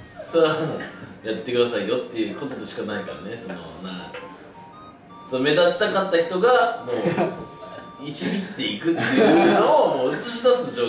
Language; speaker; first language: Japanese; native; Japanese